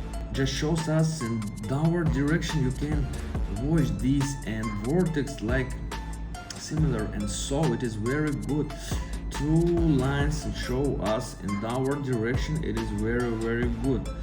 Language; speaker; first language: English; non-native, fluent; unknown